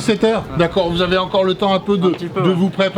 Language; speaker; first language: French; native; French